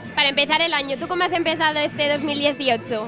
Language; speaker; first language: Spanish; native; Spanish